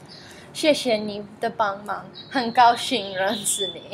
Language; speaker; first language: Chinese; non-native, learner; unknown